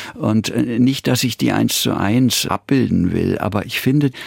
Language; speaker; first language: German; native; German